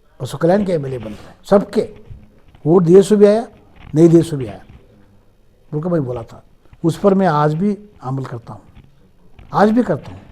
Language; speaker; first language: Hindi; non-native, local second language; Marathi